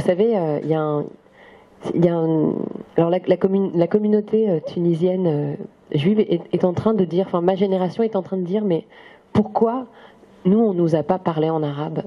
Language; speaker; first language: French; native; French